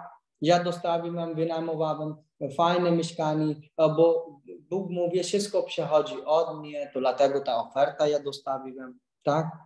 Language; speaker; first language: Polish; non-native, learner; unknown